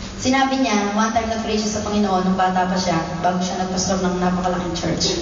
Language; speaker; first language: Filipino; native; Filipino